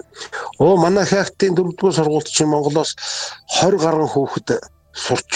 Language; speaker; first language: Mongolian; native; Mongolian